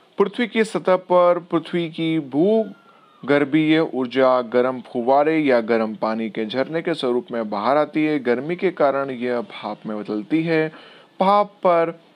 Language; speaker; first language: Hindi; non-native, local second language; Gujarati